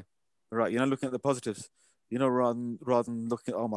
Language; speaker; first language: English; native; English